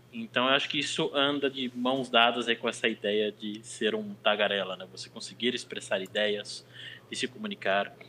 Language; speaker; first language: Portuguese; native; Portuguese